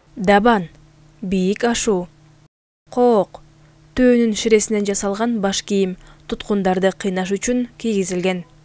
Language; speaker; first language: Kyrgyz; native; Kyrgyz